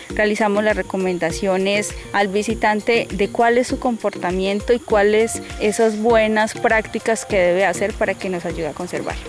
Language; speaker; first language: Spanish; native; Spanish